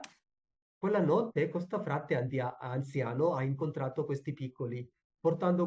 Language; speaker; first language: Italian; non-native, fluent; Tamil